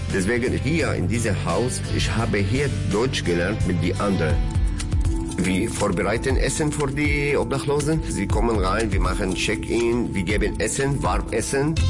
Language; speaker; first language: German; non-native, learner; Arabic